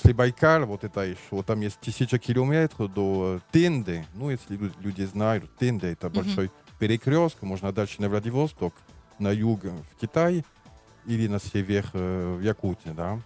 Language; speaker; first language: Russian; non-native, learner; French